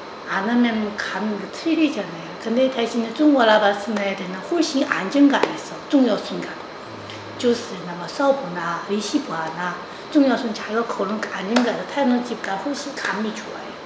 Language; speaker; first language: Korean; non-native, learner; Chinese